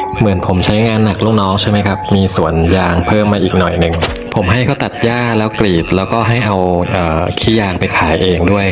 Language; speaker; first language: Thai; native; Thai